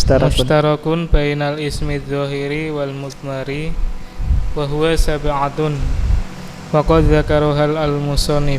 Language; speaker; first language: Arabic; non-native, learner; Indonesian